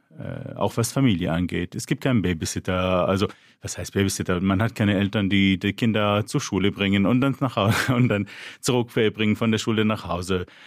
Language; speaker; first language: German; non-native, fluent; Arabic